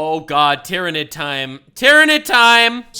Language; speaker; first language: English; native; English